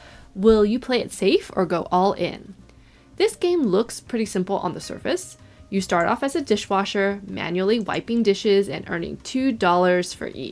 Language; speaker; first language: English; native; English